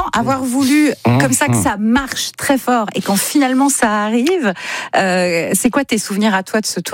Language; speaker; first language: French; native; French